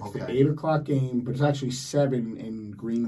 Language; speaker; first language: English; native; English